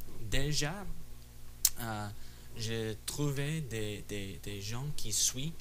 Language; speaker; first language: French; non-native, fluent; English